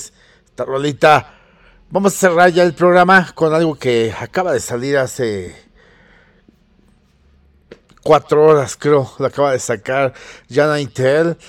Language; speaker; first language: Spanish; native; Spanish